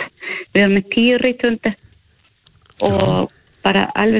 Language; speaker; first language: Icelandic; non-native, learner; Spanish